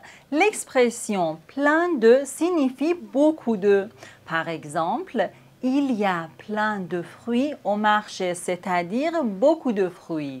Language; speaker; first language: French; native; French